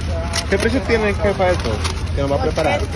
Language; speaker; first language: Spanish; native; Spanish